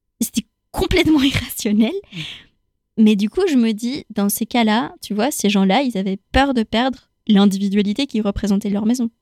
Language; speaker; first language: French; non-native, fluent; Spanish